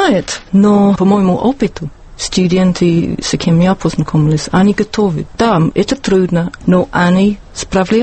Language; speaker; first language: Russian; non-native, learner; English